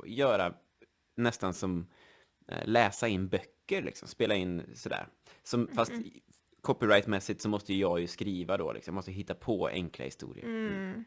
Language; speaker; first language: Swedish; native; Swedish